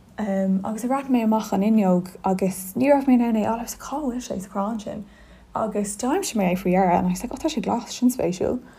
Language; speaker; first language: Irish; non-native, local second language; English